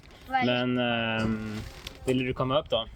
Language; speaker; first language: Swedish; native; Swedish